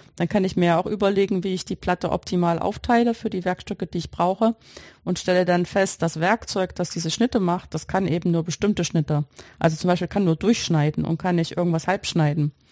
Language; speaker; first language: German; native; German